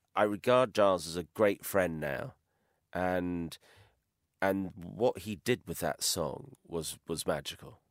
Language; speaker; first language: English; native; English